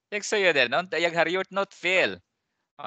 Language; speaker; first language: Swedish; non-native, fluent; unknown